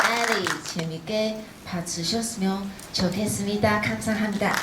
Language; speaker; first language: Korean; non-native, learner; Chinese